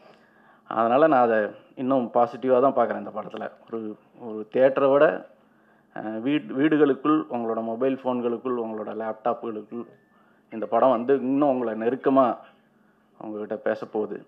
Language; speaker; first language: Tamil; native; Tamil